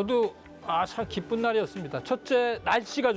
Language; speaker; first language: Korean; native; Korean